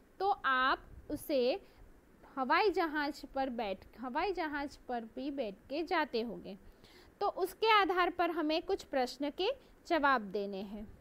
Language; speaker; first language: Hindi; non-native, local second language; Gujarati